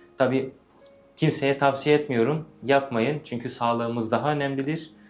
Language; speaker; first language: Turkish; early bilingual, heritage; English